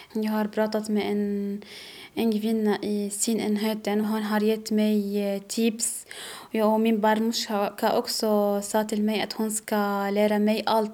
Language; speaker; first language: Swedish; non-native, learner; Arabic